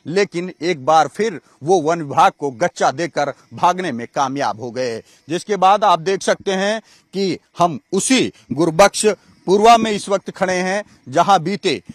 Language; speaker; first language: Hindi; native; Hindi